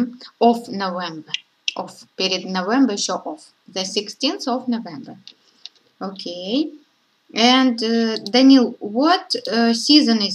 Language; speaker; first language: English; non-native, learner; Russian